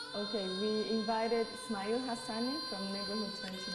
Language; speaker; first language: English; non-native, fluent; Portuguese